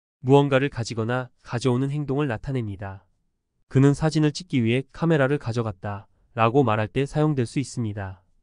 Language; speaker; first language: Korean; native; Korean